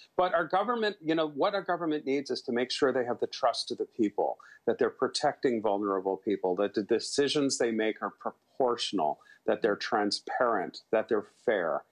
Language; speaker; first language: English; native; English